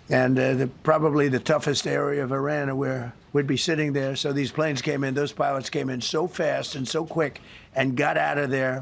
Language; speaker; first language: English; native; English